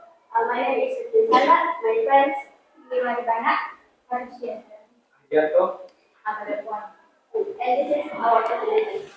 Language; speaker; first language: English; non-native, learner; Indonesian